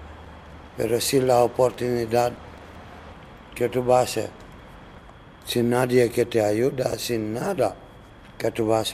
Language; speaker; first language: Spanish; non-native, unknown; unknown